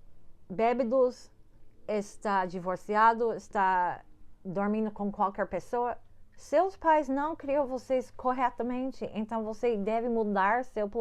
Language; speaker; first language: Portuguese; non-native, fluent; English